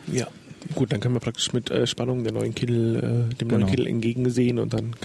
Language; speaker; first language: German; native; German